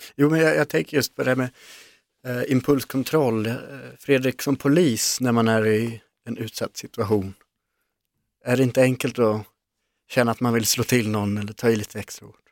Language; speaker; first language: Swedish; native; Swedish